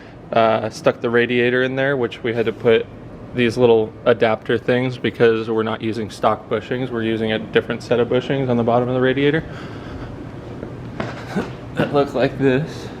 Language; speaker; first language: English; native; English